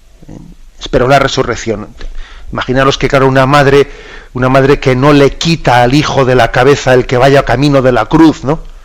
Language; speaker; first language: Spanish; native; Spanish